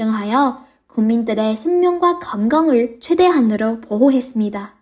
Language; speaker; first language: Korean; non-native, fluent; Chinese